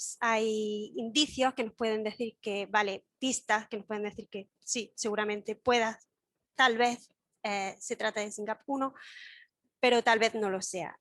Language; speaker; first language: Spanish; native; Spanish